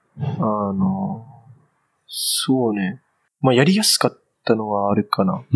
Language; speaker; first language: Japanese; native; Japanese